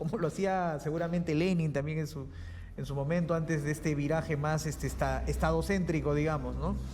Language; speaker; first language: Spanish; native; Spanish